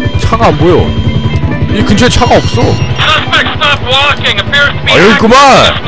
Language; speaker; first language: Korean; native; Korean